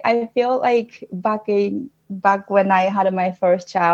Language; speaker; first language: English; non-native, fluent; Japanese